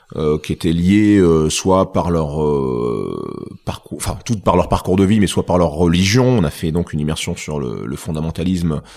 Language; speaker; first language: French; native; French